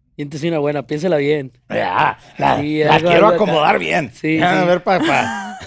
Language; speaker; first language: Spanish; native; Spanish